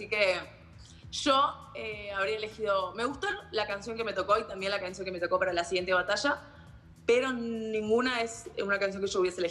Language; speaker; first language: Spanish; native; Spanish